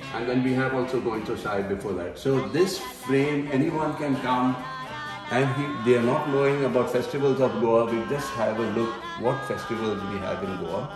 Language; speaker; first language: English; non-native, local second language; Konkani